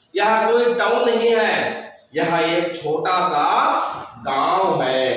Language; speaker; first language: Hindi; non-native, local second language; Kannada